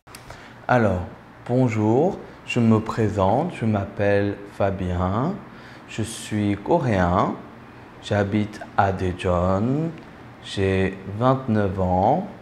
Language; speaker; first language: French; non-native, learner; Korean